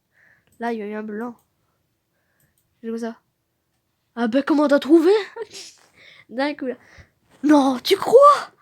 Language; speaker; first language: French; native; French